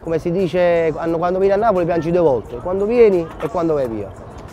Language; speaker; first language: Italian; native; Italian